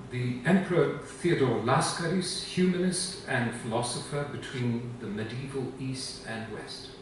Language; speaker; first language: English; non-native, fluent; Greek